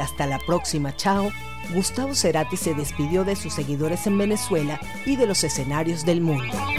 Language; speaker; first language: Spanish; native; Spanish